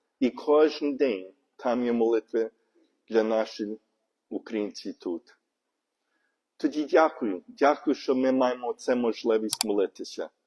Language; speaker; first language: Ukrainian; non-native, learner; English